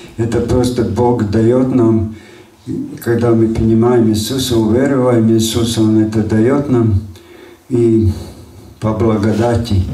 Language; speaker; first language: Russian; non-native, local second language; Latvian